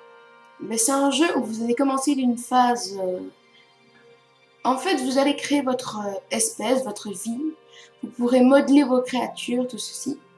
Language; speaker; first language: French; native; French